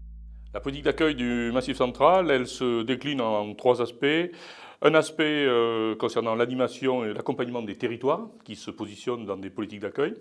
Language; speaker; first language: French; native; French